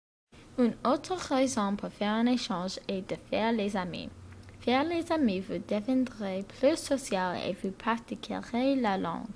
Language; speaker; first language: French; non-native, learner; English